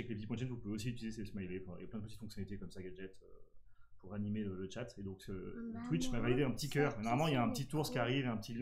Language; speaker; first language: French; native; French